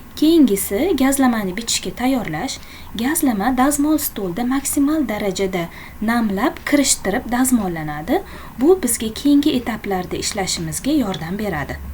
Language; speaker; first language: Uzbek; native; Uzbek